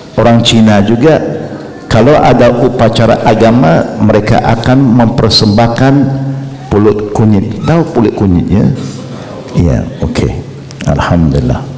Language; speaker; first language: Malay; non-native, local second language; Chinese